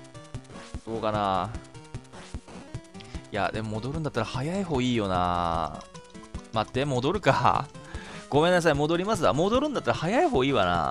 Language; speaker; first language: Japanese; native; Japanese